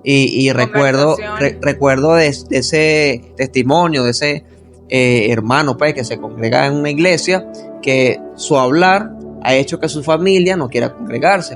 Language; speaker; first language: Spanish; native; Spanish